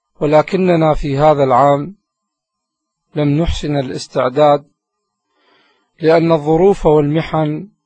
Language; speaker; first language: Arabic; native; Arabic